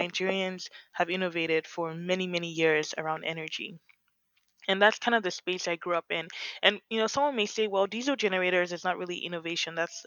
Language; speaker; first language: English; non-native, local second language; Yoruba